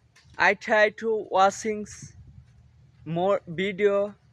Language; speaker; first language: English; non-native, learner; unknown